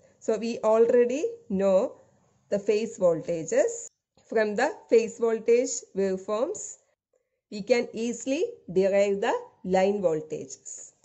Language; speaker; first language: English; non-native, local second language; Malayalam